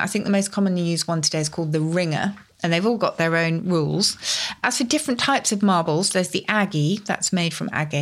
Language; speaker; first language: English; native; English